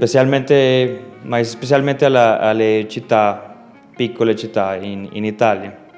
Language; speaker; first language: Italian; non-native, learner; Spanish